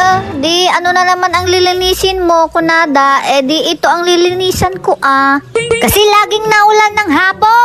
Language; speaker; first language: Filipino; non-native, local second language; Iloko